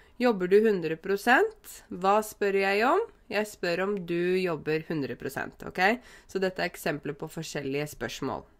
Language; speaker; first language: Norwegian; native; Norwegian